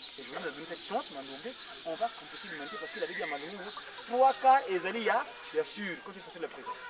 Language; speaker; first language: French; non-native, local second language; Kongo